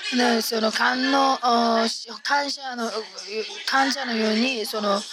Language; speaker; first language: Japanese; non-native, fluent; Korean